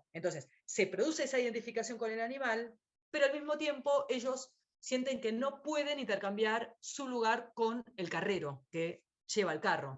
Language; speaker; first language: Spanish; native; Spanish